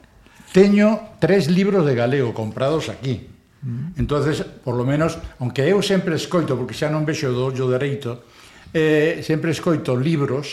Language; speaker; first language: Galician; non-native, local second language; Spanish